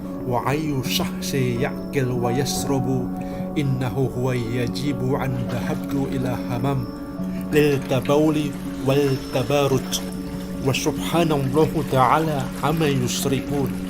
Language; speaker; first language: Arabic; non-native, learner; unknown